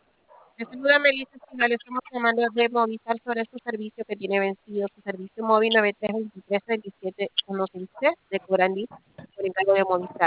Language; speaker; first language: Spanish; native; Spanish